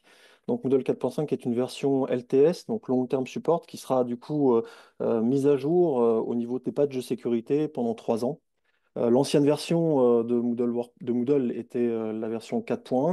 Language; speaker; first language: French; native; French